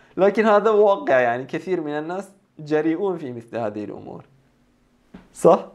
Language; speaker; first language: Arabic; non-native, fluent; Turkish